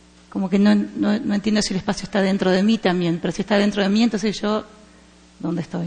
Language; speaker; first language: Spanish; native; Spanish